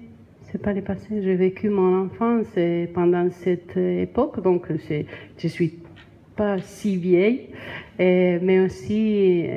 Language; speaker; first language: French; non-native, learner; Spanish